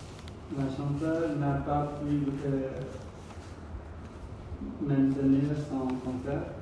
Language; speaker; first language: French; non-native, learner; Khmer